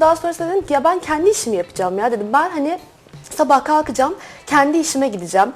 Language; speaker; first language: Turkish; native; Turkish